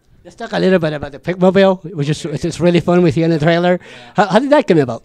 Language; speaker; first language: English; non-native, fluent; Spanish